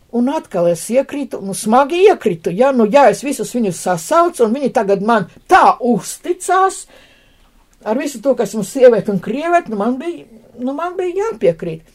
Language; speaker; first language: Latvian; non-native, local second language; Russian